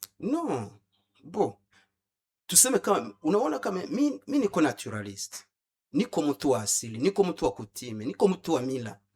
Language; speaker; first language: Swahili; non-native, local second language; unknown